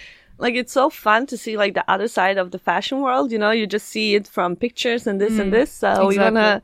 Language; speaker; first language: English; non-native, fluent; Swedish